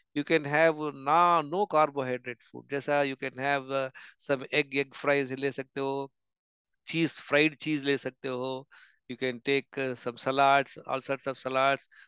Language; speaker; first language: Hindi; non-native, local second language; Telugu